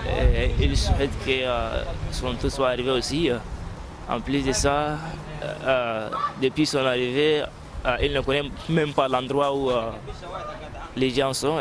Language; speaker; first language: French; non-native, fluent; Arabic